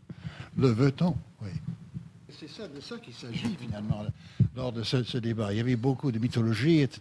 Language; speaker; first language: French; native; French